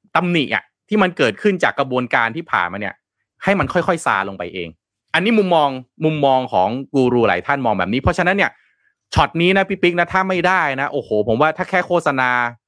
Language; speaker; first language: Thai; non-native, local second language; Lao